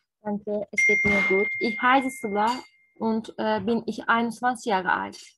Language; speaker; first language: German; non-native, learner; Turkish